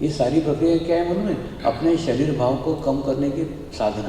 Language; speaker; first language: Hindi; native; Hindi